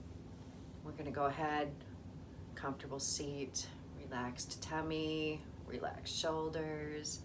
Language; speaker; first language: English; native; English